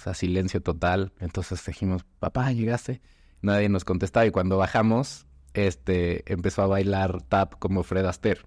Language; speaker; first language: Spanish; native; Spanish